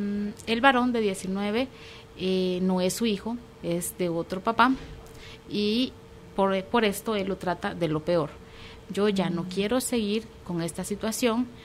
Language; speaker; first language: Spanish; native; Spanish